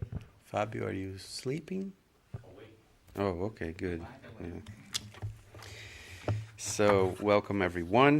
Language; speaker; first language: English; non-native, fluent; Portuguese